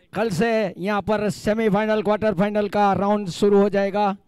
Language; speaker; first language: Hindi; non-native, local second language; Gujarati